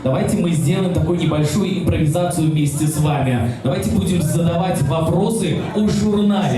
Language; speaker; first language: Russian; non-native, local second language; Uzbek